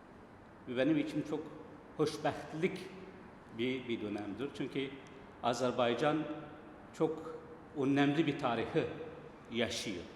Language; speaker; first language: Turkish; non-native, learner; Persian